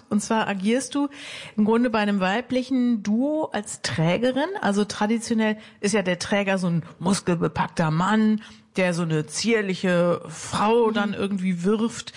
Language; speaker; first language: German; native; German